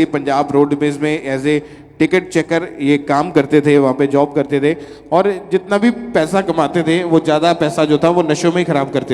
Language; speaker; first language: Hindi; native; Hindi